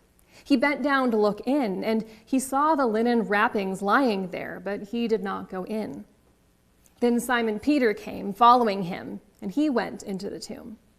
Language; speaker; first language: English; native; English